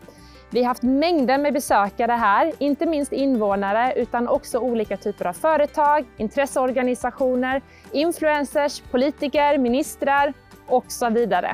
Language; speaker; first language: Swedish; native; Swedish